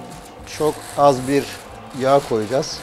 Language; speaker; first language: Turkish; native; Turkish